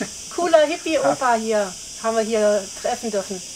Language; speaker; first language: German; native; German